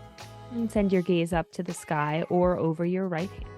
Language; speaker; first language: English; native; English